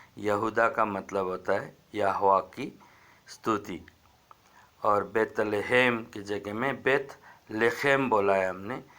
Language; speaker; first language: Hindi; native; Hindi